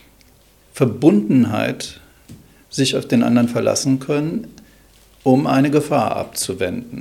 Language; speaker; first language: German; native; German